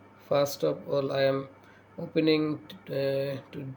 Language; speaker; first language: English; non-native, learner; Bangla